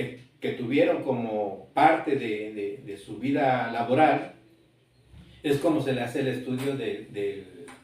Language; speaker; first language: Spanish; native; Spanish